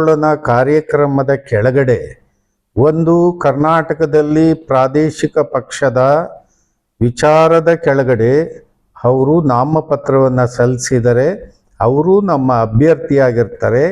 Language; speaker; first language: Kannada; native; Kannada